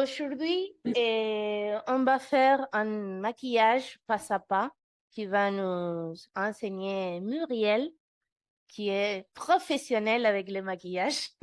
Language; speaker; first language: French; non-native, fluent; Spanish